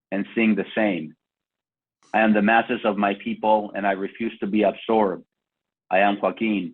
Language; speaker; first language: English; non-native, fluent; Spanish